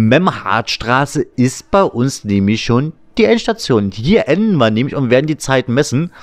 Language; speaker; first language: German; native; German